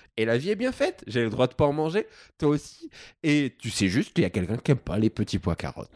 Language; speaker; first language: French; native; French